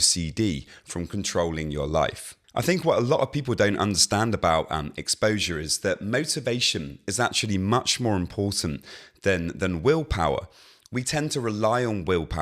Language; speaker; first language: English; native; English